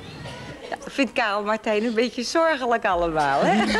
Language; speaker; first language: Dutch; native; Dutch